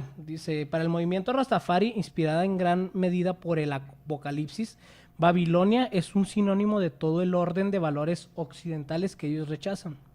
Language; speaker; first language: Spanish; native; Spanish